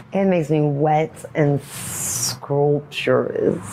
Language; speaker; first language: English; native; English